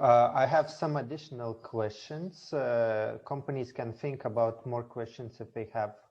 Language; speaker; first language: English; non-native, fluent; Lithuanian